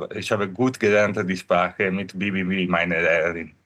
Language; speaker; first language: German; non-native, learner; Italian